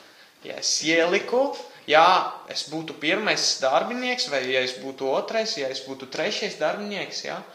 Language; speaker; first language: Latvian; non-native, fluent; Italian